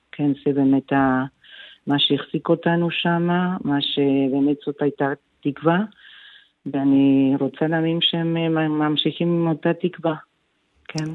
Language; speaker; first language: Hebrew; non-native, fluent; Spanish